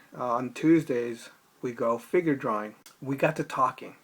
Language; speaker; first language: English; native; English